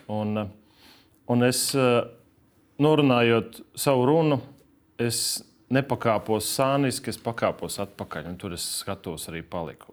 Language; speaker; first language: Latvian; native; Latvian